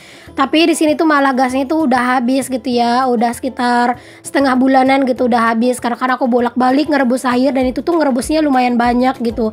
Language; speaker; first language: Indonesian; native; Indonesian